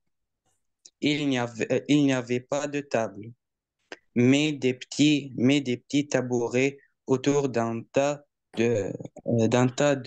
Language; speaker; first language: French; non-native, learner; Arabic